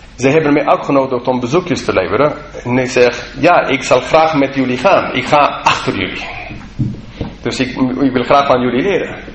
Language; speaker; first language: Dutch; non-native, fluent; English